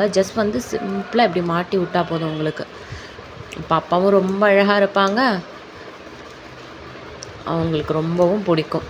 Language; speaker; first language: Tamil; native; Tamil